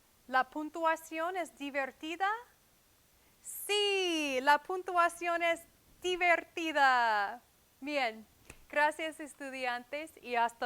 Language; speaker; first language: Spanish; non-native, fluent; English